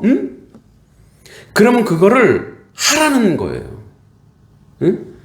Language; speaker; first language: Korean; native; Korean